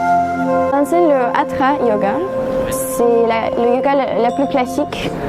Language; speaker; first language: French; non-native, fluent; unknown